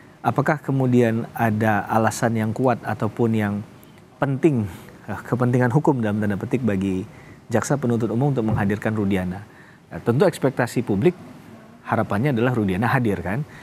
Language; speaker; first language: Indonesian; native; Indonesian